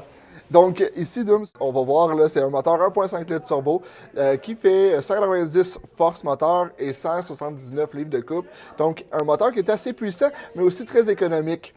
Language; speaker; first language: French; native; French